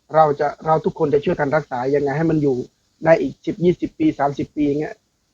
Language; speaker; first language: Thai; non-native, local second language; Northern Khmer